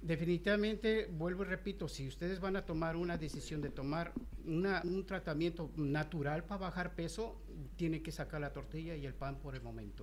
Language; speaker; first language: Spanish; native; Spanish